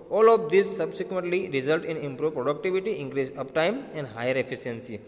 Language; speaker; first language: English; non-native, local second language; Gujarati